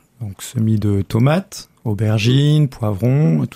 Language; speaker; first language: French; native; French